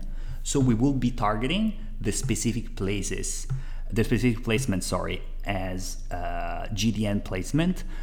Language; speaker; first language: English; non-native, fluent; Italian